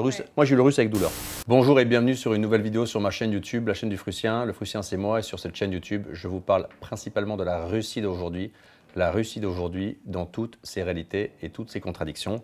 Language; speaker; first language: French; native; French